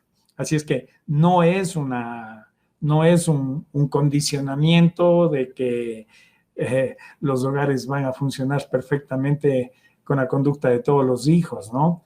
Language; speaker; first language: Spanish; native; Spanish